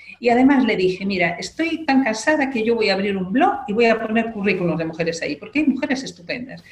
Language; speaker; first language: Spanish; native; Spanish